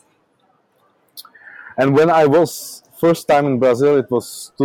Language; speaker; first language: English; non-native, learner; Czech